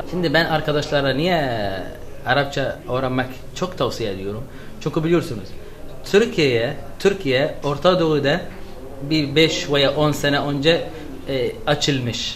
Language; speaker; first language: Turkish; non-native, learner; Arabic